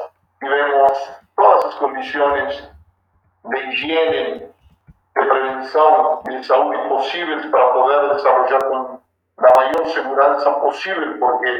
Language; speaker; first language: Portuguese; non-native, fluent; Spanish